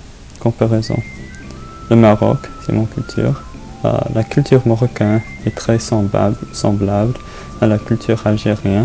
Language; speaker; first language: French; non-native, learner; English